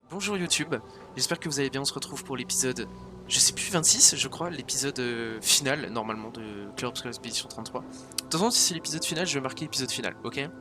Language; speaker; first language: French; native; French